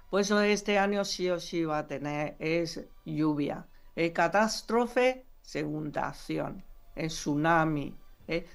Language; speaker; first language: Spanish; non-native, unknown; Chinese